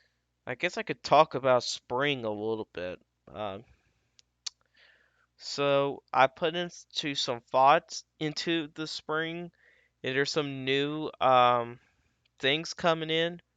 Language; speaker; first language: English; native; English